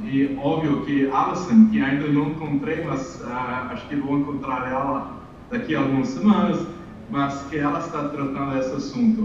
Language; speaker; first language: Portuguese; non-native, fluent; English